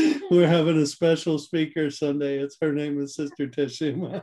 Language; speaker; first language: English; native; English